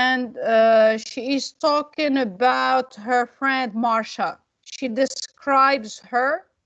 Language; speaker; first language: English; non-native, fluent; Arabic